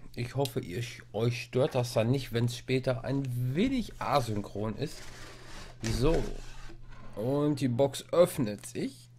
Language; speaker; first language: German; non-native, fluent; English